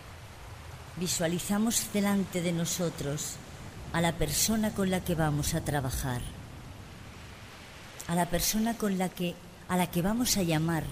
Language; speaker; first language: Spanish; native; Spanish